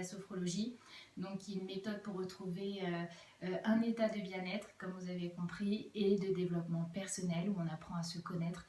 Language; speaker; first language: French; native; French